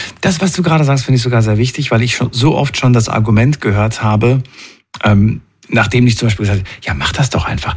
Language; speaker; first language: German; native; German